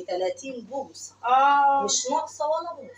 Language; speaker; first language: Arabic; native; Arabic